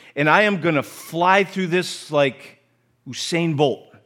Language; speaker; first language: English; native; English